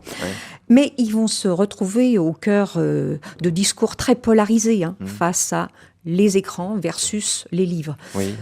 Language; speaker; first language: French; native; French